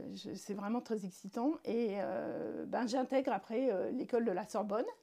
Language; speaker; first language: French; native; French